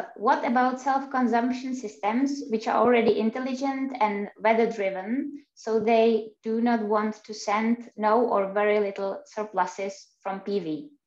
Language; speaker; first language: English; non-native, fluent; Czech